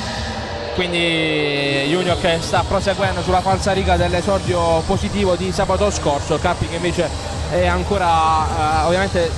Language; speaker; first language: Italian; native; Italian